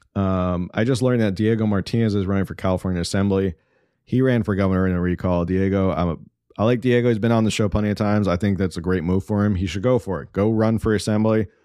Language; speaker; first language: English; native; English